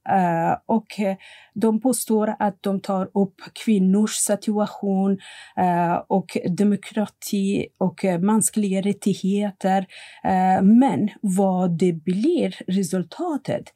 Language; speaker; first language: Swedish; non-native, fluent; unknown